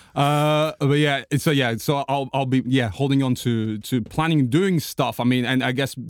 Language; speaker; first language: English; non-native, fluent; Portuguese